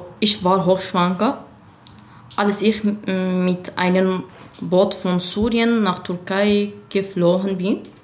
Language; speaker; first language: German; non-native, learner; Arabic